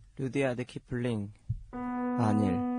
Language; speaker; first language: Korean; native; Korean